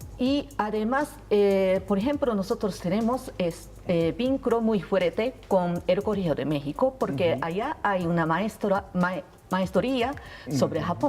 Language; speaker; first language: Spanish; non-native, learner; Japanese